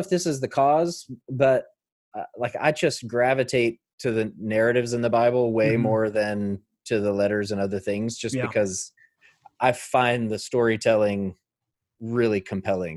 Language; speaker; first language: English; native; English